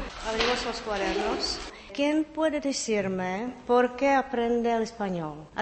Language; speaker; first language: Spanish; non-native, fluent; Czech